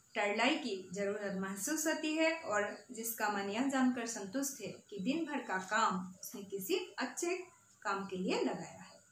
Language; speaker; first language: Hindi; non-native, local second language; Assamese